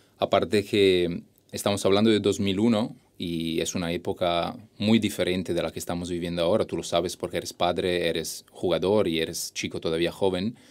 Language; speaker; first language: Spanish; non-native, fluent; Italian